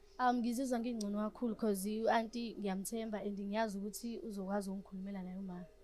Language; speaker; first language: Zulu; native; Zulu